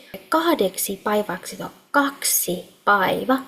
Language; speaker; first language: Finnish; non-native, fluent; Burmese